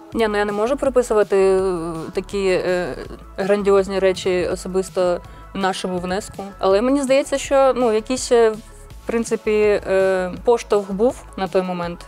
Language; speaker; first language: Ukrainian; native; Ukrainian